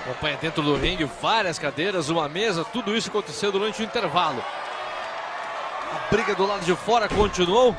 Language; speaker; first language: Portuguese; native; Portuguese